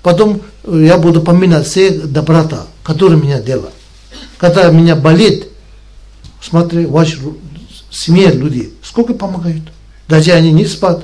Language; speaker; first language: Russian; non-native, learner; Tibetan